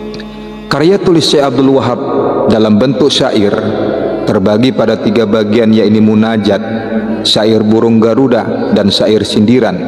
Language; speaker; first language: Indonesian; native; Indonesian